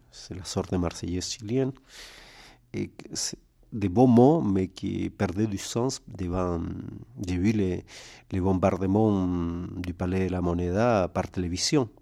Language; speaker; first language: French; non-native, fluent; Spanish